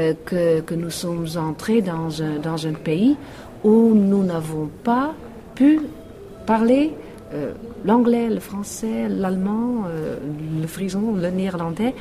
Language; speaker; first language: French; non-native, fluent; Western Frisian